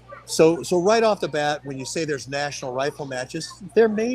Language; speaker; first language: English; native; English